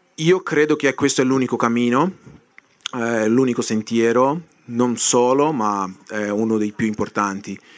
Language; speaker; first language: Italian; non-native, fluent; Portuguese